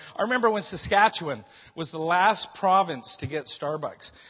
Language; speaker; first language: English; native; English